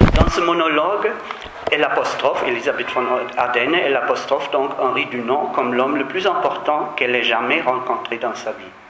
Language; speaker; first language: French; non-native, fluent; German